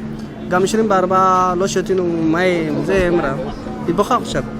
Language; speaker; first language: Hebrew; non-native, local second language; Arabic